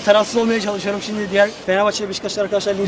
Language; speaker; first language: Turkish; native; Turkish